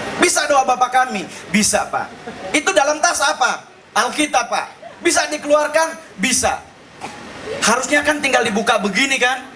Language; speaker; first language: Indonesian; native; Indonesian